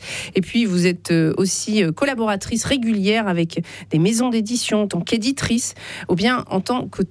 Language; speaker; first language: French; native; French